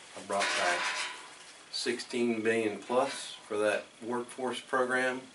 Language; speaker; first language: English; native; English